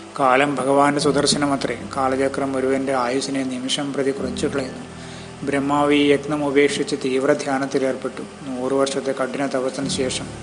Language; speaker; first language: Malayalam; native; Malayalam